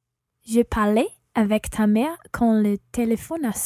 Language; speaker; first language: French; non-native, learner; English